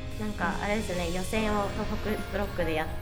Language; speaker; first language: Japanese; native; Japanese